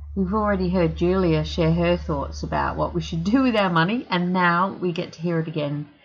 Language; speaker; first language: English; native; English